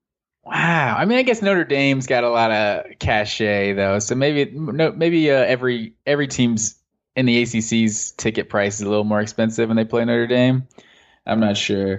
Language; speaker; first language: English; native; English